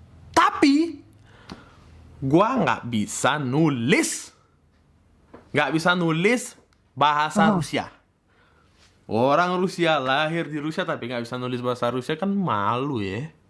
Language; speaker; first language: Indonesian; early bilingual, other home language; Russian